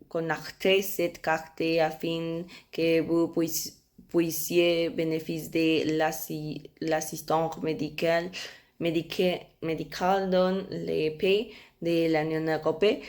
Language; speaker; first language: French; non-native, learner; Spanish